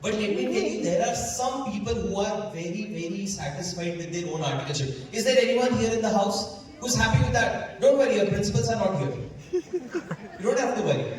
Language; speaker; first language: English; non-native, local second language; Hindi